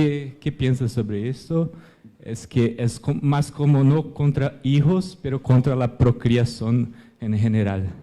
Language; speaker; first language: Spanish; non-native, learner; Portuguese